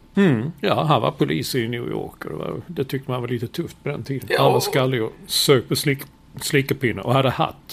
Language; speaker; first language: Swedish; native; Swedish